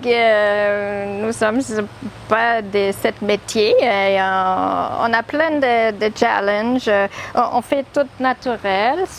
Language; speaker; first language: French; non-native, learner; German